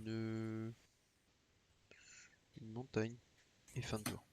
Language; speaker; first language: French; native; French